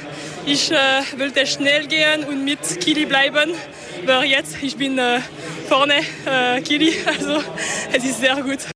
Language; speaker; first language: German; non-native, learner; French